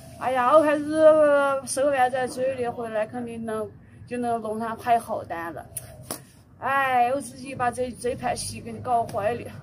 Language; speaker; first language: Chinese; native; Chinese